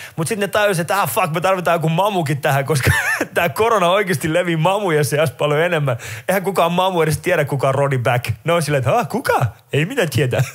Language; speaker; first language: Finnish; early bilingual, other home language; Persian